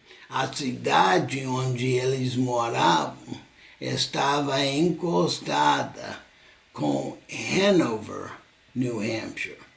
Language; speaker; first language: Portuguese; non-native, fluent; English